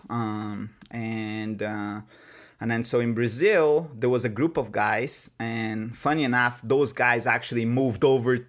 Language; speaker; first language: English; non-native, fluent; Portuguese